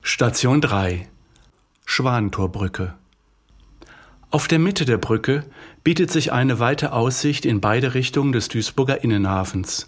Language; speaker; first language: German; native; German